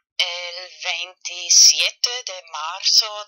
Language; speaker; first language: Spanish; non-native, fluent; German